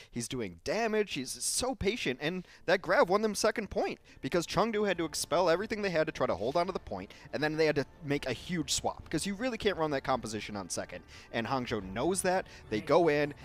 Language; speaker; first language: English; native; English